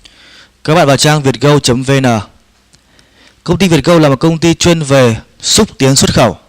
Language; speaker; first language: Vietnamese; native; Vietnamese